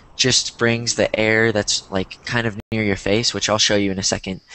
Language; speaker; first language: English; native; English